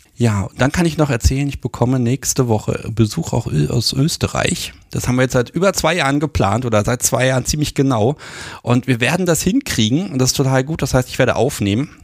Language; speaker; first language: German; native; German